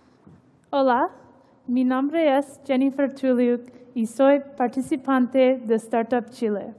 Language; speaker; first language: Spanish; non-native, learner; English